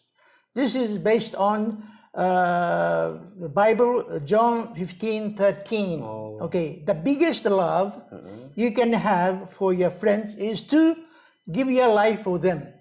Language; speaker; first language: English; non-native, learner; Japanese